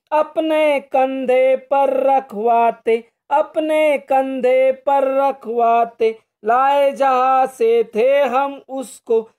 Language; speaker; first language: Hindi; non-native, local second language; Marathi